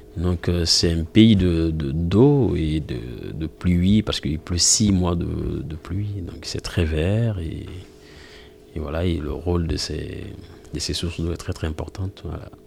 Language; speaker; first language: French; non-native, local second language; Mandingo